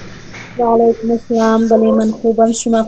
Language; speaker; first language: Persian; non-native, learner; Urdu